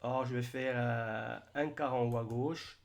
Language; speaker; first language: French; native; French